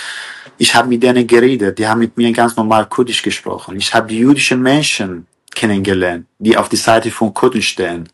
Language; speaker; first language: German; non-native, fluent; Kurdish